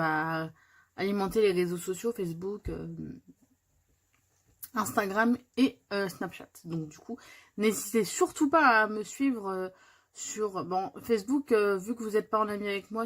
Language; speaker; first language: French; native; French